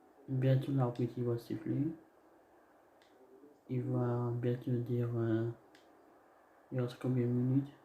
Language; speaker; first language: French; non-native, learner; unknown